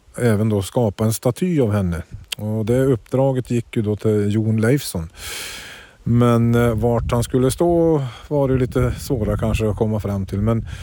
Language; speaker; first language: Swedish; native; Swedish